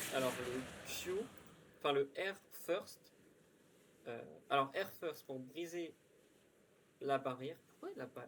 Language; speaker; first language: French; native; French